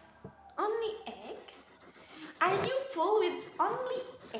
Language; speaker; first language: English; non-native, learner; Indonesian